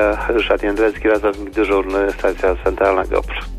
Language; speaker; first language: Polish; native; Polish